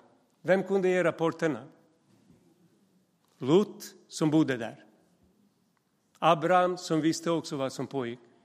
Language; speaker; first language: Swedish; non-native, fluent; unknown